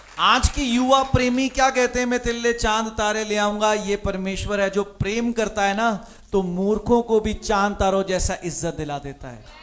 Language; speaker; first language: Hindi; non-native, local second language; Punjabi